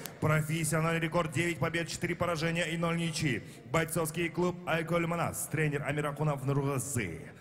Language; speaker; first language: Russian; non-native, local second language; Kyrgyz